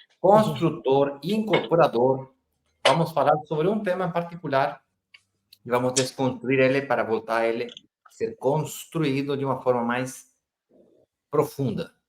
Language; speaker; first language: Portuguese; non-native, fluent; Spanish